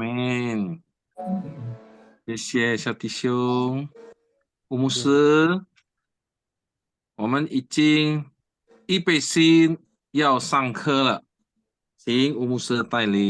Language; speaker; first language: Chinese; non-native, learner; Indonesian